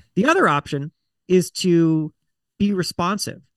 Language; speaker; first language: English; native; English